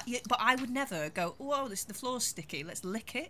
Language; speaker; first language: English; native; English